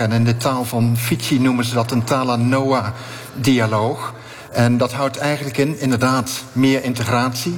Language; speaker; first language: Dutch; native; Dutch